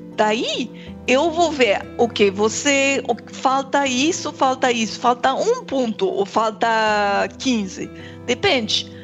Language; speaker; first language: Portuguese; non-native, fluent; English